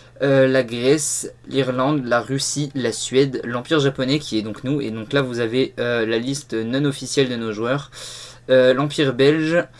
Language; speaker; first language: French; native; French